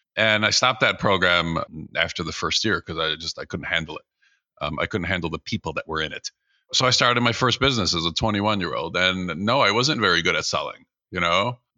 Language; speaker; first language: English; early bilingual, other home language; Russian